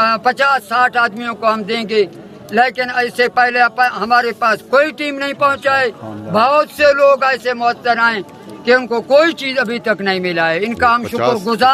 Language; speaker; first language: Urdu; non-native, local second language; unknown